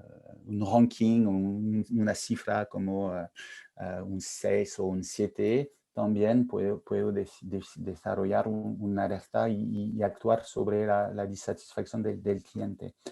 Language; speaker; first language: Spanish; non-native, fluent; French